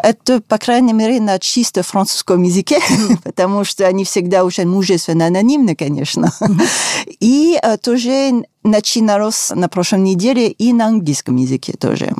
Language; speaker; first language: Russian; non-native, fluent; French